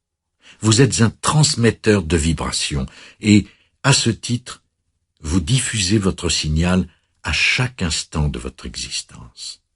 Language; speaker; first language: French; native; French